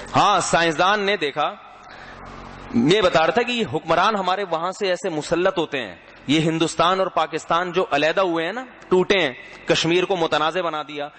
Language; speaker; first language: Urdu; native; Urdu